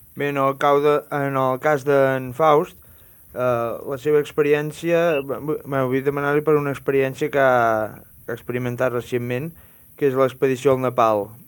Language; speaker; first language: Catalan; native; Catalan